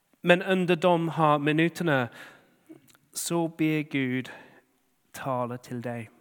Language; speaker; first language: Swedish; non-native, fluent; English